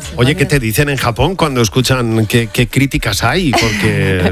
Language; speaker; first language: Spanish; native; Spanish